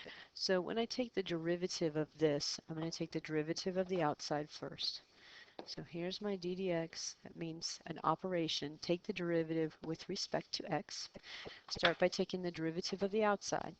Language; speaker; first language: English; native; English